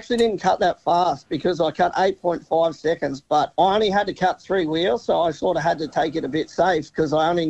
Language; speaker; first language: English; native; English